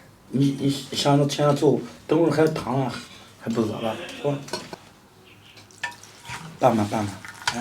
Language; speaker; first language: Chinese; native; Chinese